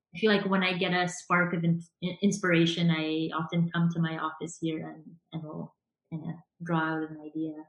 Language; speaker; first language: English; native; English